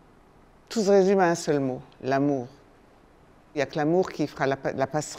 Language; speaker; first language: French; native; French